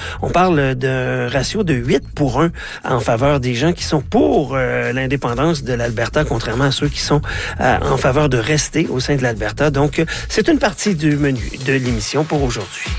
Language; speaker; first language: French; native; French